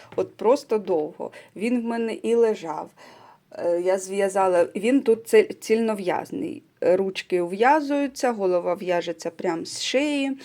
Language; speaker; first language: Ukrainian; non-native, local second language; Russian